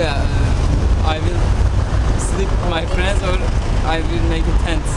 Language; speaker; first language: English; non-native, learner; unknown